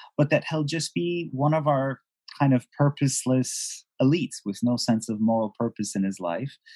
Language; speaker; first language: English; non-native, fluent; Persian